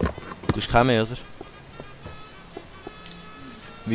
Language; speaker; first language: German; native; German